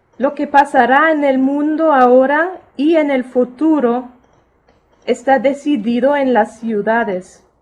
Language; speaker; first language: Spanish; non-native, fluent; German